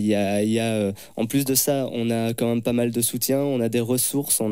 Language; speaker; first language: French; native; French